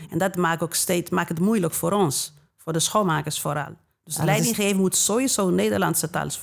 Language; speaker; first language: Dutch; non-native, fluent; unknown